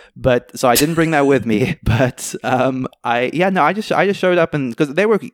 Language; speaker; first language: English; native; English